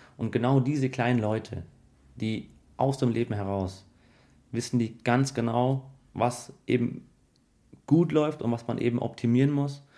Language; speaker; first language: German; early bilingual, other home language; Arabic